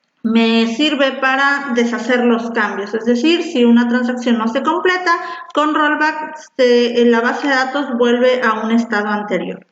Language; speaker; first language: Spanish; native; Spanish